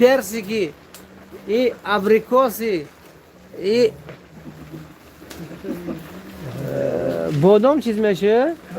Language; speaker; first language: Russian; non-native, local second language; Tajik